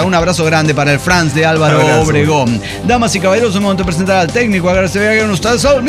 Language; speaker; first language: Spanish; native; Spanish